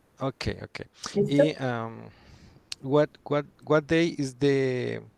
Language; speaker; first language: English; non-native, learner; Spanish